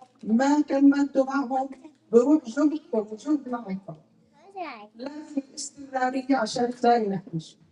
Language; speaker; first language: Arabic; native; Arabic